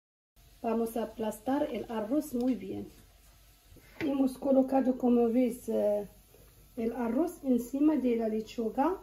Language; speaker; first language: Spanish; non-native, fluent; Arabic